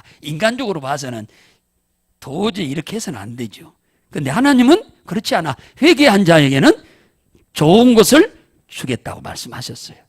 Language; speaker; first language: Korean; native; Korean